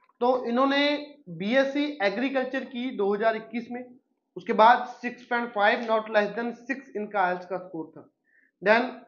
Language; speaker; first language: Hindi; non-native, local second language; Punjabi